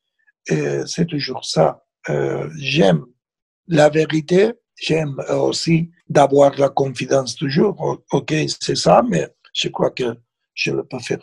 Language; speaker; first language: French; non-native, fluent; Spanish